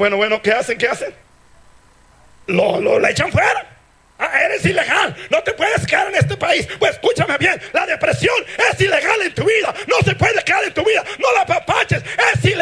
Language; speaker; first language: Spanish; early bilingual, heritage; Spanish